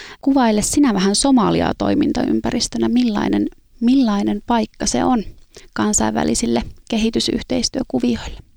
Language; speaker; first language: Finnish; native; Finnish